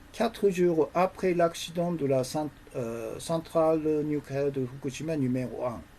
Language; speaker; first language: French; non-native, learner; Japanese